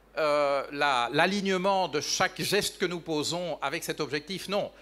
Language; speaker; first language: French; native; French